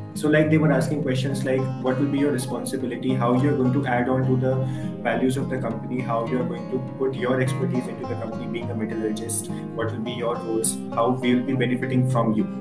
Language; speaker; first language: English; non-native, local second language; Hindi